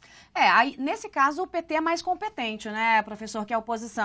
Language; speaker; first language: Portuguese; native; Portuguese